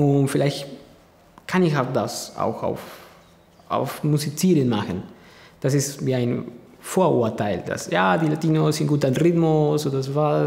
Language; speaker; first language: German; non-native, fluent; Spanish